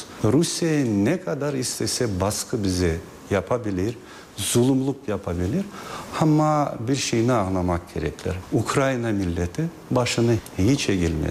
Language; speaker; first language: Turkish; non-native, fluent; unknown